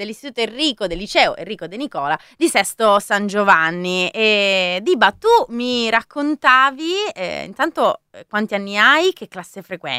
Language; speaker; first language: Italian; native; Italian